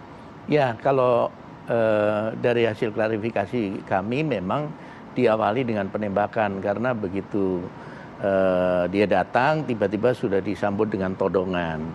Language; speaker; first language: Indonesian; native; Indonesian